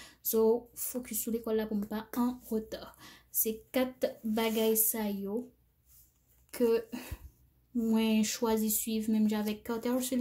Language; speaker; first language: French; non-native, learner; Haitian Creole